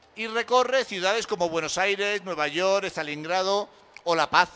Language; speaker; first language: Spanish; native; Spanish